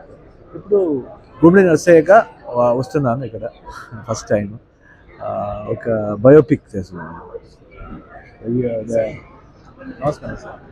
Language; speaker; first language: Telugu; non-native, learner; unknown